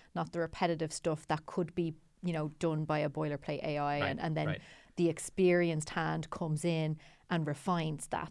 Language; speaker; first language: English; native; English